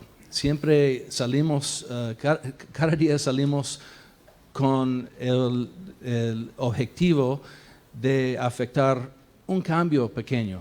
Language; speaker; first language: Spanish; non-native, fluent; English